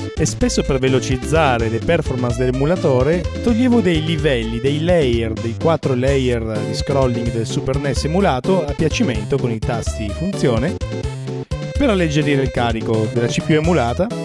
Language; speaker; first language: Italian; native; Italian